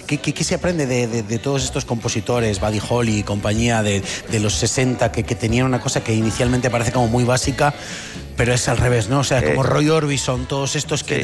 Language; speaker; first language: Spanish; native; Spanish